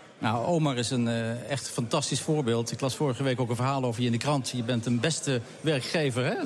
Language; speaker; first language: Dutch; native; Dutch